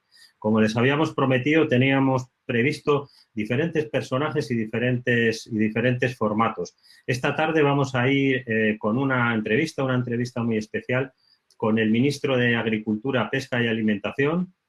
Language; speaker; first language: Spanish; native; Spanish